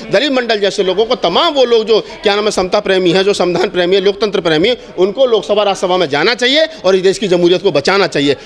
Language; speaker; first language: Hindi; native; Hindi